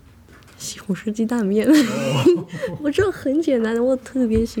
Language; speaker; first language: Chinese; non-native, fluent; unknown